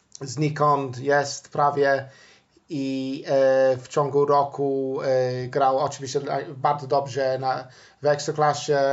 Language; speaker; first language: Polish; non-native, fluent; English